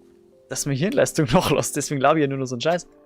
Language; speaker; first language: German; native; German